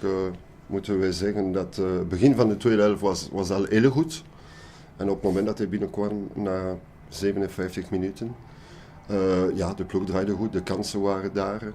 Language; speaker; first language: Dutch; non-native, local second language; French